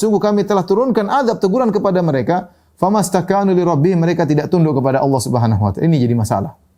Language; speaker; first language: Indonesian; native; Indonesian